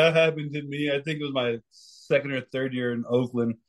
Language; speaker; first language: English; early bilingual, other home language; Spanish